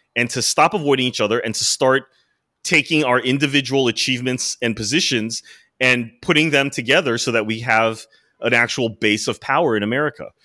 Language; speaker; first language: English; native; English